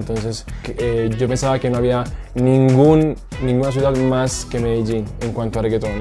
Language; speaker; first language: Spanish; non-native, fluent; Italian